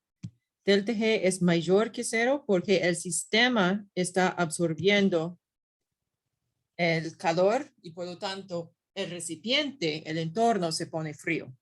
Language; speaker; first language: Spanish; non-native, fluent; English